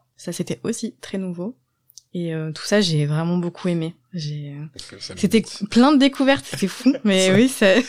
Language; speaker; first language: French; native; French